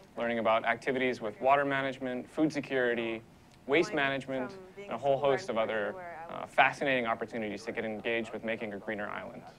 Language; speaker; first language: English; native; English